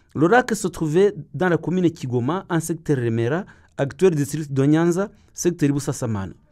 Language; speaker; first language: French; non-native, local second language; Kinyarwanda